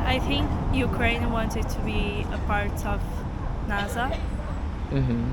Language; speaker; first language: English; non-native, fluent; Korean